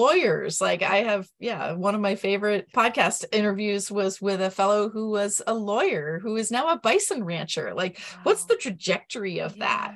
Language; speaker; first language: English; native; English